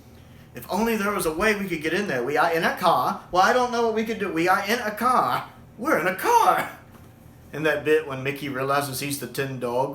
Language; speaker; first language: English; native; English